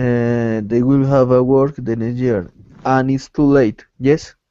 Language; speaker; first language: English; non-native, learner; Spanish